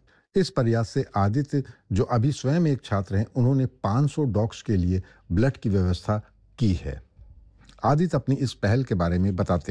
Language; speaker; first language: Hindi; native; Hindi